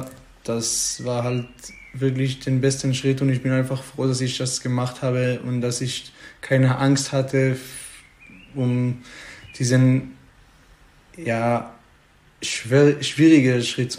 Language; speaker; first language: German; non-native, fluent; Hebrew